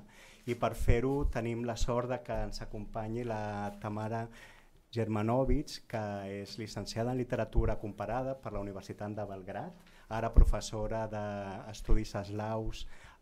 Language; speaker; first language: Catalan; native; Catalan